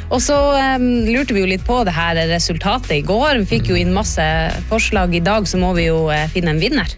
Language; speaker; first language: Norwegian; native; Norwegian